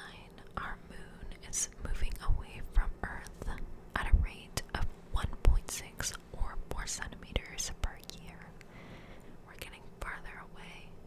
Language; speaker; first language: English; native; English